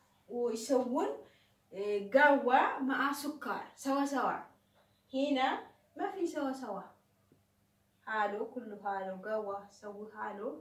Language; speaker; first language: Arabic; non-native, learner; Oromo